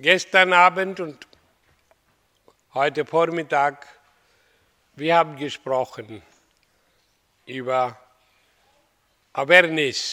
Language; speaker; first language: German; non-native, learner; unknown